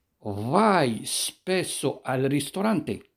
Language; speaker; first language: Italian; non-native, fluent; Arabic